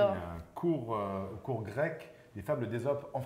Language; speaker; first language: French; native; French